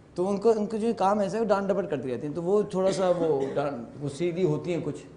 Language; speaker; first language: Urdu; native; Urdu